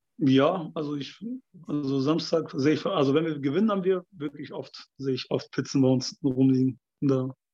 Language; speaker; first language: German; early bilingual, other home language; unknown